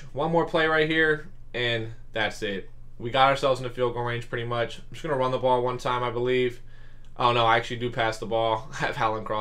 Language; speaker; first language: English; native; English